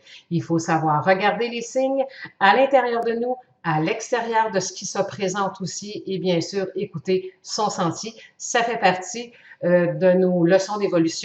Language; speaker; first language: French; native; French